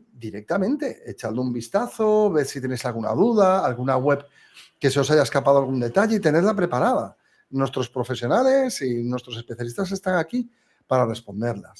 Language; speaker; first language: Spanish; native; Spanish